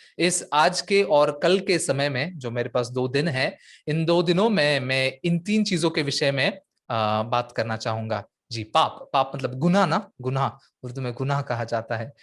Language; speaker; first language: Hindi; non-native, local second language; Marathi